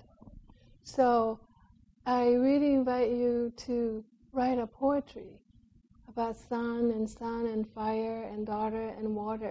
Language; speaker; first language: English; non-native, fluent; Japanese